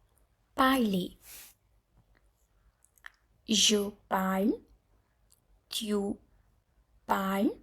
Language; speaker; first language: French; non-native, fluent; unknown